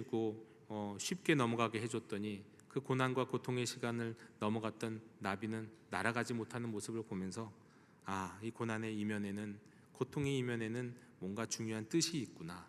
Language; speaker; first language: Korean; native; Korean